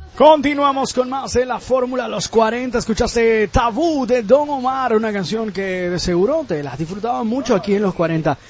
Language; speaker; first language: Spanish; native; Spanish